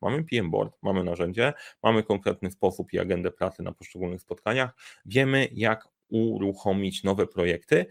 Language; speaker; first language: Polish; native; Polish